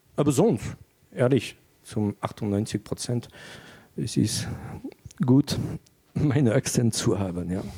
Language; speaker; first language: German; non-native, fluent; French